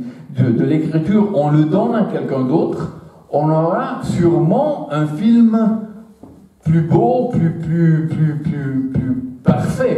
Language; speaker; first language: French; non-native, fluent; Italian